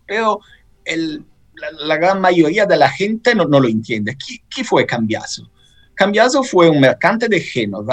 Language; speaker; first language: Spanish; non-native, fluent; Italian